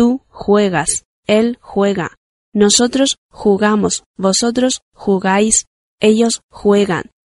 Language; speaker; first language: Spanish; non-native, fluent; Chinese